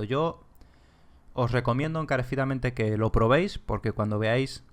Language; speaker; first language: Spanish; native; Spanish